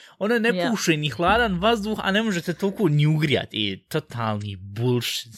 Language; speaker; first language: Bosnian; early bilingual, heritage; Bosnian